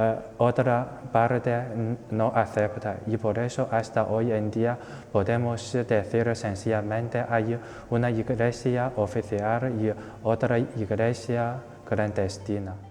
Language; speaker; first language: Spanish; non-native, fluent; Chinese